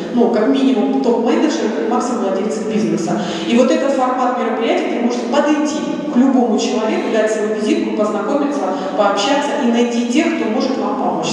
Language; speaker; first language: Russian; non-native, local second language; Ukrainian